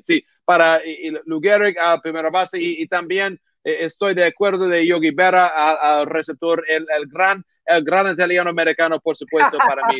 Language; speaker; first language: Spanish; non-native, learner; English